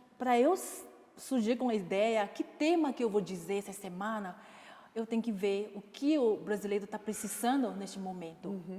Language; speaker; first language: Portuguese; non-native, fluent; Chinese